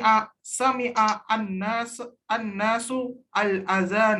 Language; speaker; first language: Arabic; non-native, learner; Indonesian